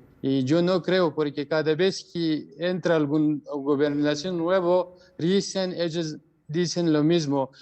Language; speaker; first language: Spanish; non-native, learner; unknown